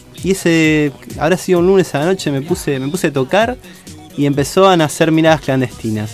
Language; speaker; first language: Spanish; native; Spanish